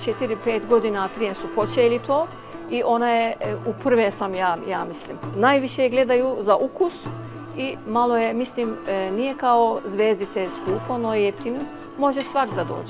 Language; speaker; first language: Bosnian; early bilingual, heritage; Bosnian